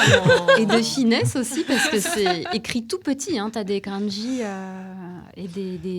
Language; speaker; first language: French; native; French